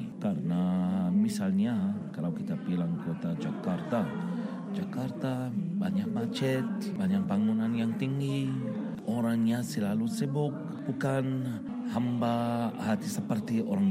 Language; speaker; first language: Indonesian; non-native, fluent; Arabic